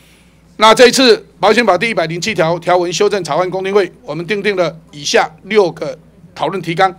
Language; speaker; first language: Chinese; native; Chinese